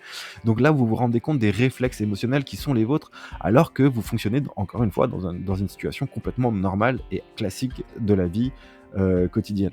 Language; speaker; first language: French; native; French